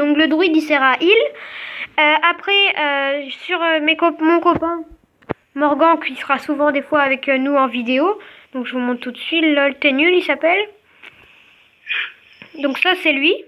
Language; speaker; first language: French; native; French